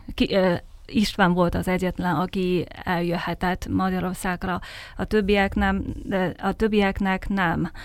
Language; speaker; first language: Hungarian; non-native, fluent; Chinese